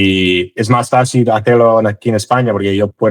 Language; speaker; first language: Spanish; non-native, fluent; English